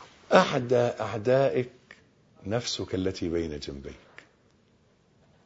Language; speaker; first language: Arabic; native; Arabic